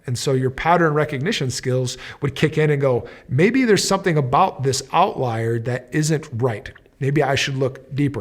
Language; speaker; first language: English; native; English